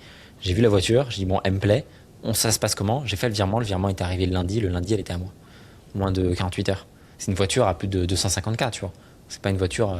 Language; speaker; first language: French; native; French